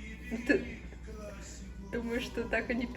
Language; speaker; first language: Russian; early bilingual, heritage; Russian